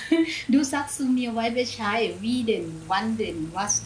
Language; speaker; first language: German; non-native, learner; Thai